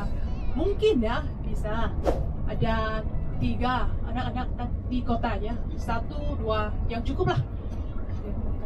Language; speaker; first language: Indonesian; non-native, fluent; Vietnamese